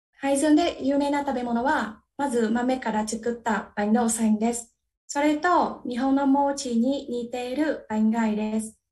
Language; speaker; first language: Japanese; non-native, learner; Vietnamese